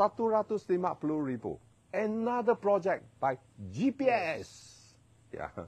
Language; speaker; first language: English; non-native, local second language; Min Nan Chinese